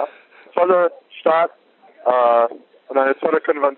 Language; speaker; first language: German; non-native, fluent; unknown